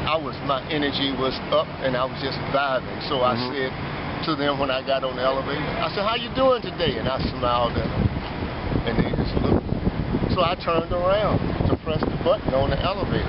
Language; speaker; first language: English; native; English